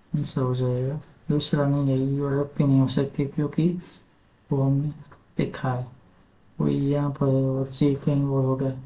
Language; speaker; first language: Hindi; non-native, local second language; Gujarati